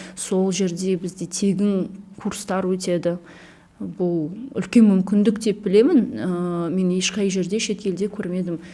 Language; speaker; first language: Kazakh; non-native, local second language; Chechen